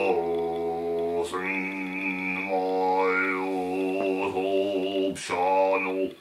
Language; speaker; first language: Spanish; non-native, learner; French